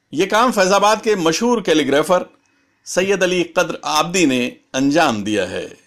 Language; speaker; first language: Urdu; native; Urdu